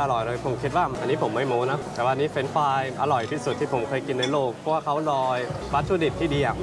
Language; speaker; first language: Thai; non-native, fluent; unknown